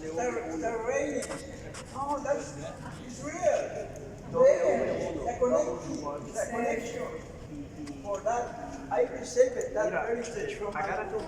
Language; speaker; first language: English; non-native, learner; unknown